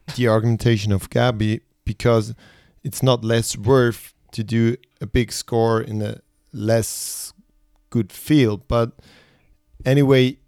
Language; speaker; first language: English; non-native, fluent; Swiss German